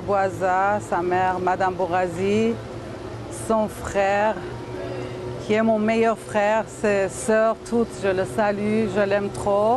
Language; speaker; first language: French; non-native, learner; Persian